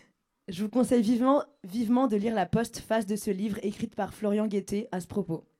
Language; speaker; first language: French; native; French